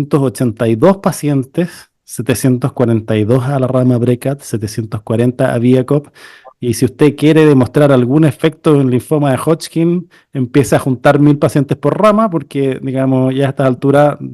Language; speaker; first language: Spanish; native; Spanish